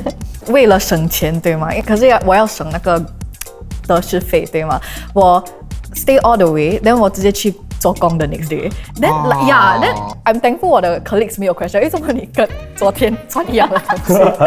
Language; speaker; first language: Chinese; non-native, local second language; English